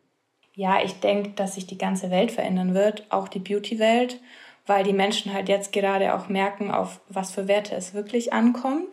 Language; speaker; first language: German; native; German